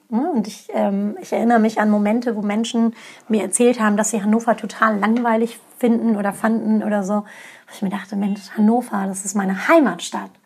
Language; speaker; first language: German; native; German